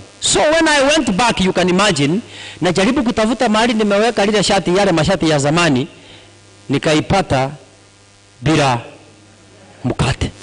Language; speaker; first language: Swahili; non-native, local second language; Gusii